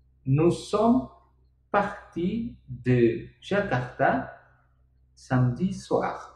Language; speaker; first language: French; non-native, fluent; Indonesian